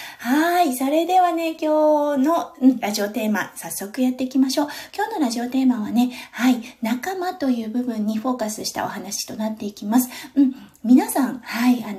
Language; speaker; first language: Japanese; native; Japanese